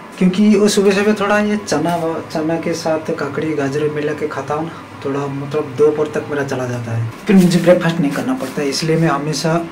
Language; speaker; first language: Hindi; non-native, local second language; Odia